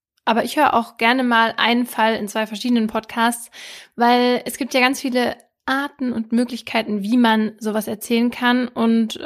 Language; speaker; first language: German; native; German